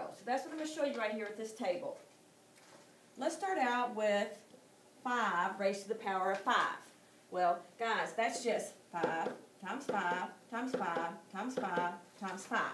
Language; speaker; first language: English; native; English